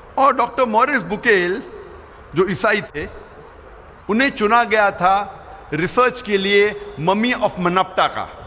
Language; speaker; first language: Urdu; non-native, local second language; Konkani